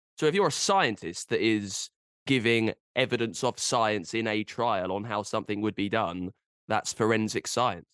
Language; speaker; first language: English; native; English